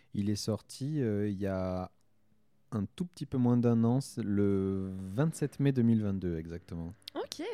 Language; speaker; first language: French; native; French